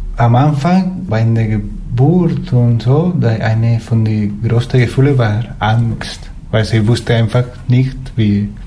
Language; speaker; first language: German; non-native, fluent; Spanish